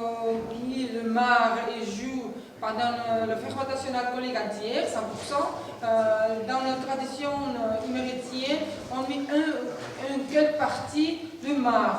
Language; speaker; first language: French; non-native, fluent; Georgian